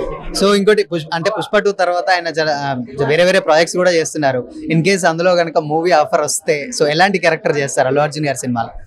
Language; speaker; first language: Telugu; native; Telugu